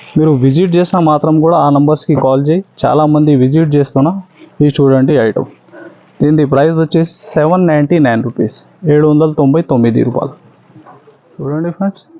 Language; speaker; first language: Telugu; non-native, local second language; Urdu